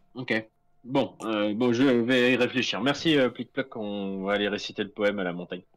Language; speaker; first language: French; native; French